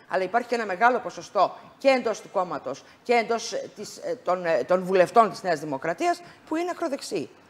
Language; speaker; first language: Greek; native; Greek